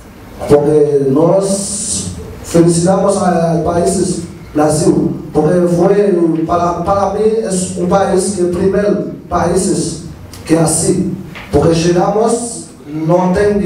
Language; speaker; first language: Portuguese; non-native, learner; Haitian Creole